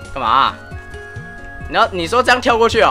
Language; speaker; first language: Chinese; native; Chinese